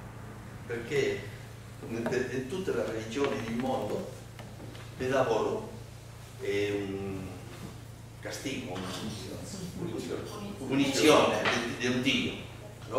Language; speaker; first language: Italian; non-native, learner; Spanish